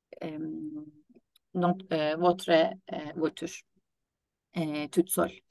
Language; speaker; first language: French; non-native, learner; Turkish